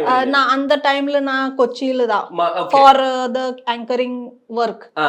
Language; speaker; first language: Tamil; non-native, learner; Malayalam